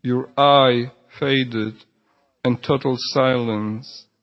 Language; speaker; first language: English; non-native, fluent; Polish